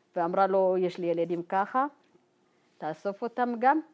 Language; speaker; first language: Hebrew; non-native, fluent; Tigrinya